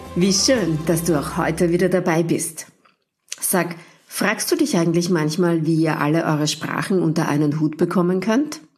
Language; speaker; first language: German; native; German